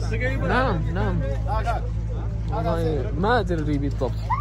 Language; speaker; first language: Arabic; non-native, learner; Turkish